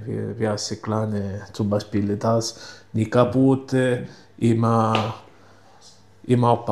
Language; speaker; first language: German; non-native, learner; Italian